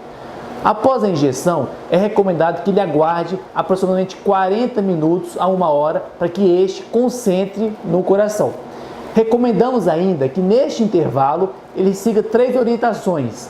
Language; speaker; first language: Portuguese; native; Portuguese